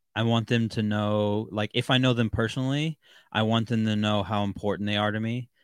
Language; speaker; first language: English; native; English